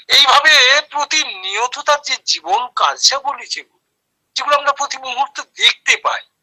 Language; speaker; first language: Bangla; native; Bangla